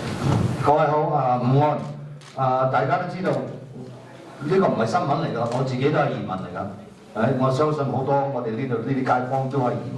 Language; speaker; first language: Cantonese; native; Cantonese